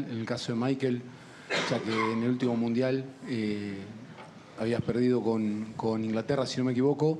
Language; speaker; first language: Spanish; native; Spanish